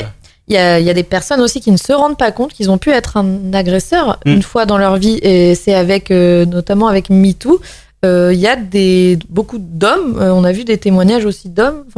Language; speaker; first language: French; native; French